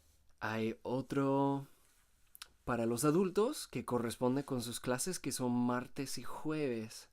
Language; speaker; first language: Spanish; non-native, fluent; English